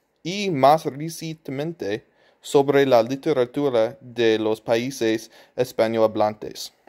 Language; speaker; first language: Spanish; non-native, fluent; English